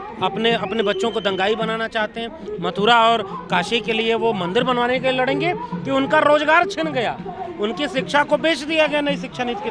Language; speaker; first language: Hindi; native; Hindi